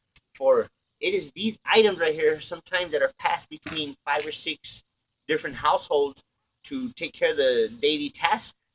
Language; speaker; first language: English; native; English